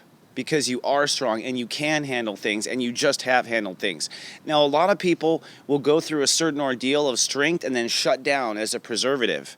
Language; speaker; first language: English; native; English